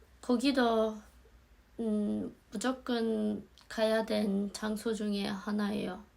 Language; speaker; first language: Korean; non-native, fluent; Azerbaijani